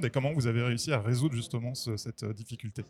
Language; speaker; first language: French; native; French